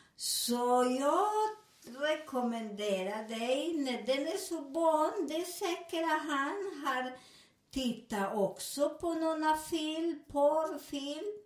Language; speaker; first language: Swedish; non-native, fluent; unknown